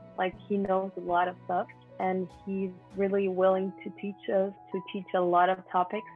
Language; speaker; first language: English; non-native, fluent; Spanish